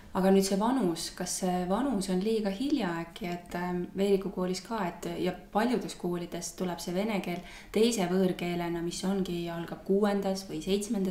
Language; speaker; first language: Estonian; native; Estonian